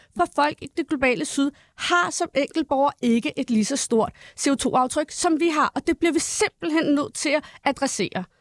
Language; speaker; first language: Danish; early bilingual, other home language; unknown